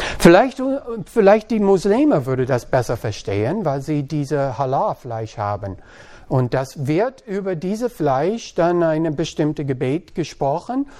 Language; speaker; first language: German; non-native, fluent; English